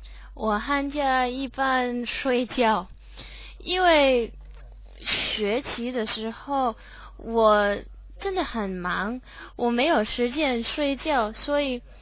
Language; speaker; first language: Chinese; non-native, learner; English